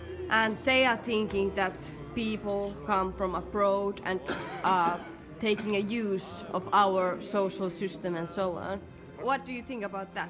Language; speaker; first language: English; non-native, fluent; Finnish